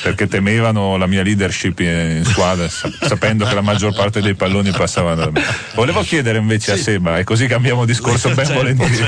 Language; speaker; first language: Italian; native; Italian